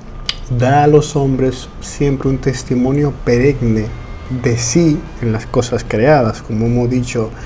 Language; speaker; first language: Spanish; native; Spanish